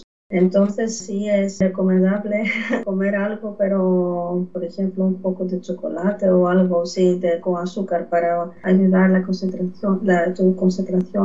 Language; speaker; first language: Spanish; non-native, fluent; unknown